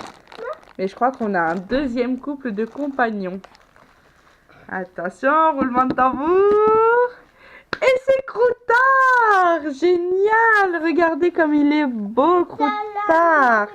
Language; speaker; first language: French; native; French